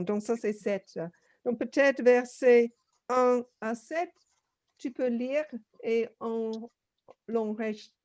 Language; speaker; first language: French; non-native, fluent; English